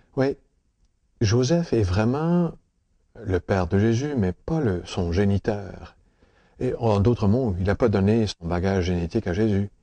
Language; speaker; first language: French; native; French